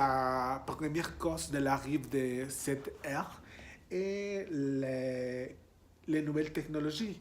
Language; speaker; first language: French; non-native, learner; Spanish